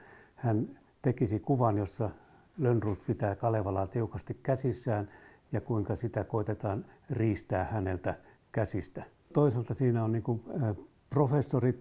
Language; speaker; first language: Finnish; native; Finnish